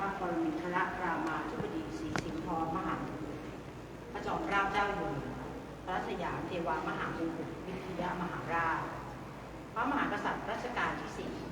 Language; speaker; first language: Thai; native; Thai